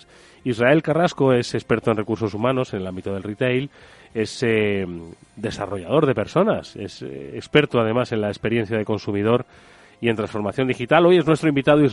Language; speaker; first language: Spanish; native; Spanish